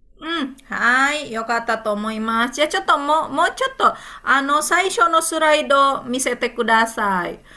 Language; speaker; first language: Japanese; non-native, fluent; Indonesian